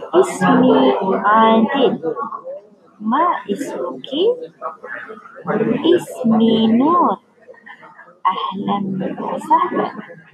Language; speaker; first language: Arabic; non-native, fluent; Malay